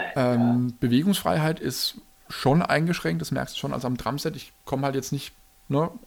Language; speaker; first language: German; native; German